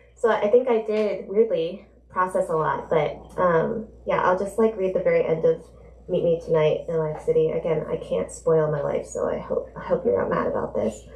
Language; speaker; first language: English; native; English